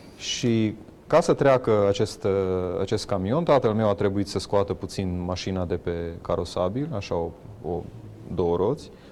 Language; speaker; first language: Romanian; non-native, local second language; Hungarian